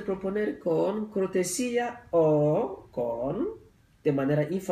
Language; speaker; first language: Spanish; non-native, fluent; French